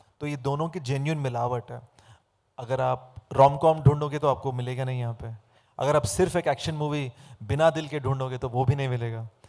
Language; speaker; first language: Hindi; non-native, fluent; Telugu